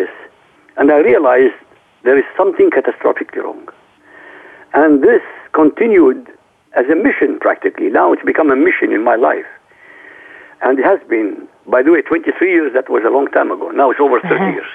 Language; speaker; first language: English; non-native, fluent; Arabic